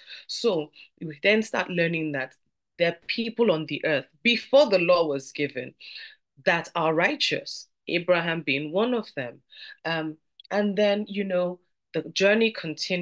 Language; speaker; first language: English; non-native, local second language; Yoruba